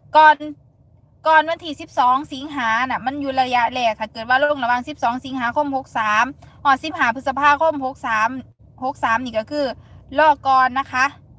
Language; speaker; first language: Thai; native; Thai